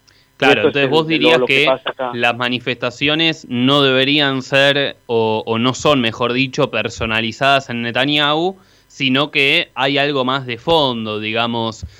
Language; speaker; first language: Spanish; native; Spanish